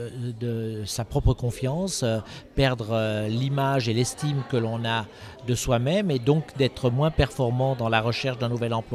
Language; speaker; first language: French; native; French